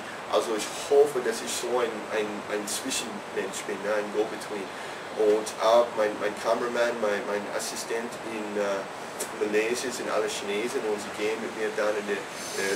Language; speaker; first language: German; non-native, fluent; English